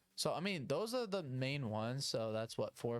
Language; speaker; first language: English; native; English